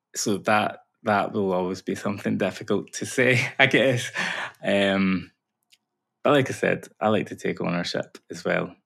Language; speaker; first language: English; native; English